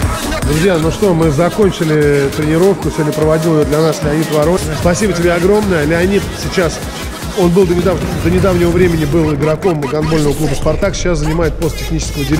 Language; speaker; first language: Russian; native; Russian